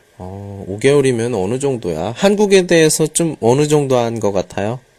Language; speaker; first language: Korean; native; Korean